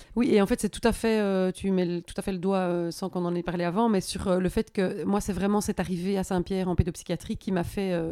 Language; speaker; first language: French; native; French